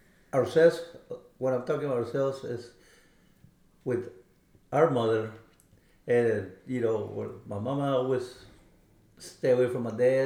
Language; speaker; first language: English; non-native, fluent; Spanish